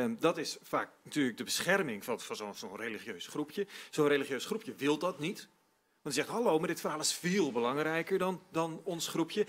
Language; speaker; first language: Dutch; native; Dutch